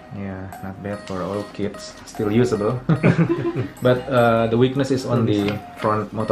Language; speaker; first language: English; non-native, fluent; Indonesian